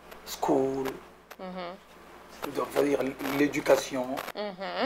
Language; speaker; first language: French; non-native, local second language; Lingala